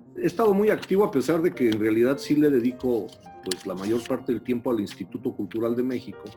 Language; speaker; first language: Spanish; early bilingual, heritage; Spanish